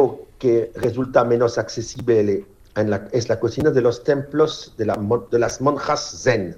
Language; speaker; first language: Spanish; non-native, learner; French